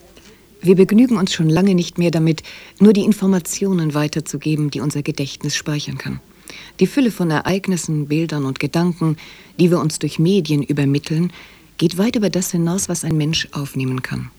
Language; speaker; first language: German; native; German